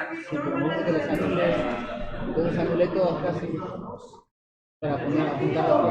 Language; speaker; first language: Spanish; native; Spanish